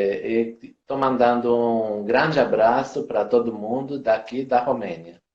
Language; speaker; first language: Portuguese; non-native, fluent; Romanian